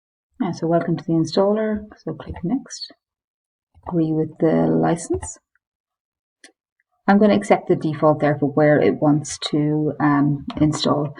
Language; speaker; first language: English; native; English